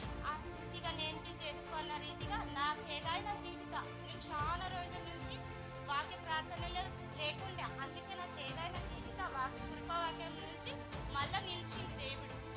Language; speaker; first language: Telugu; non-native, local second language; Kannada